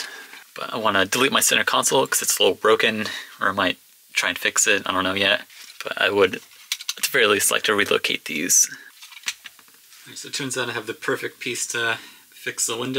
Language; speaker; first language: English; native; English